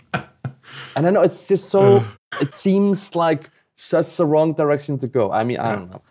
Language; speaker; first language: English; non-native, fluent; Icelandic